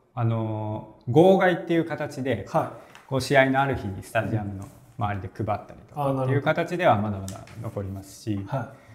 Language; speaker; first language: Japanese; native; Japanese